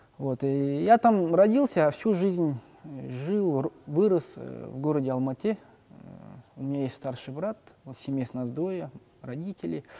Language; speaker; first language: Russian; non-native, local second language; Kazakh